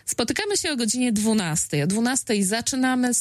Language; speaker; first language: Polish; native; Polish